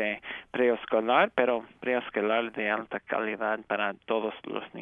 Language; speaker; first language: Spanish; non-native, fluent; English